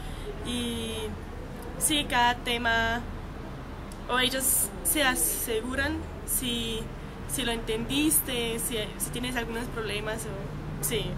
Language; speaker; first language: Spanish; non-native, fluent; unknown